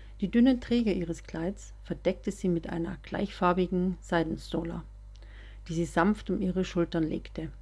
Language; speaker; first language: German; native; German